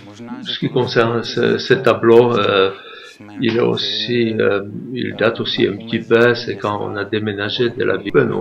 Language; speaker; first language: French; non-native, fluent; Czech